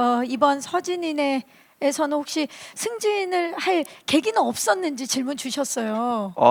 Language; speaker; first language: Korean; native; Korean